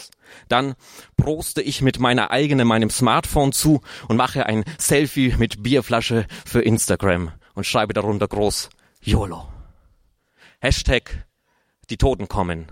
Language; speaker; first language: German; native; German